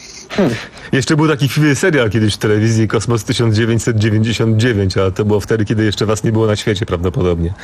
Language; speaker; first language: Polish; native; Polish